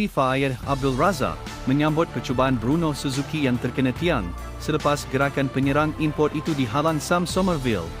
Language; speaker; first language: Malay; native; Malay